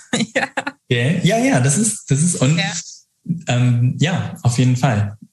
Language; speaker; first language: German; native; German